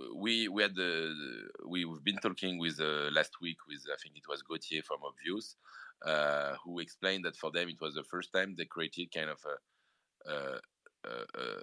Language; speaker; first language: English; non-native, fluent; French